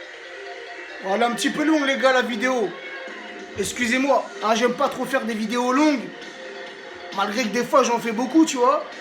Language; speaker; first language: French; native; French